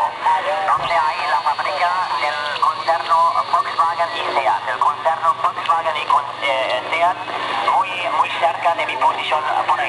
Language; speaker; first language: Spanish; non-native, learner; German